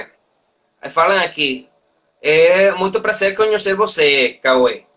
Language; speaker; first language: Portuguese; non-native, learner; Spanish